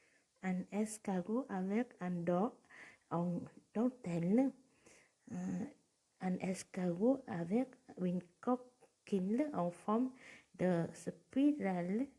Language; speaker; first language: French; non-native, learner; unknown